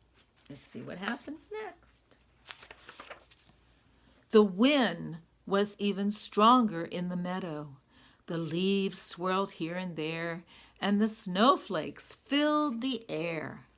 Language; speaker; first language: English; native; English